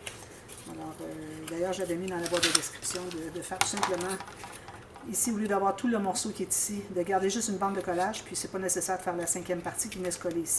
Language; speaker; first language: French; native; French